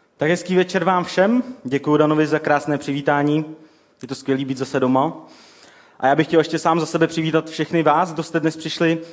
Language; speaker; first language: Czech; native; Czech